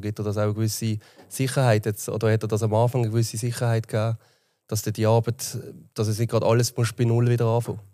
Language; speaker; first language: German; native; German